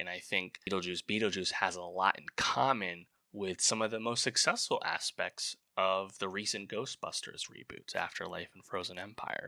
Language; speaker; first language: English; native; English